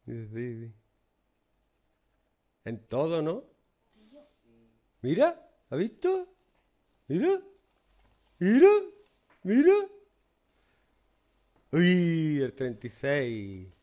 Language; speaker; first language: Spanish; native; Spanish